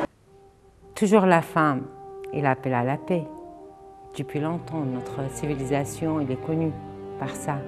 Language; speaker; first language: French; non-native, fluent; Arabic